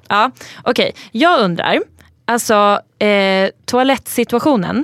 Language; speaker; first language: Swedish; early bilingual, other home language; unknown